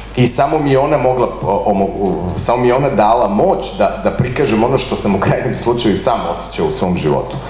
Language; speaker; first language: Croatian; native; Croatian